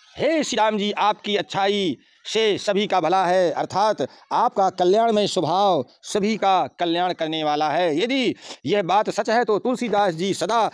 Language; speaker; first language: Hindi; native; Hindi